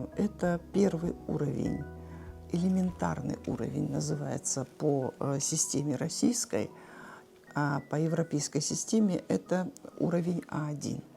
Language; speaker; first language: Russian; non-native, local second language; Abkhazian